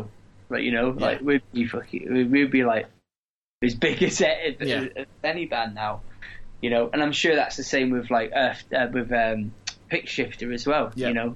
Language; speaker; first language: English; native; English